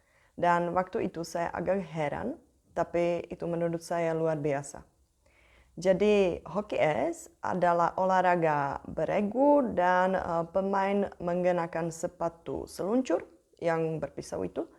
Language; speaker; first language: Indonesian; non-native, fluent; Czech